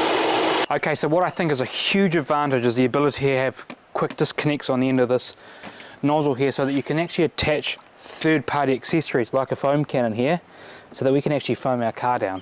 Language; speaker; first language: English; native; English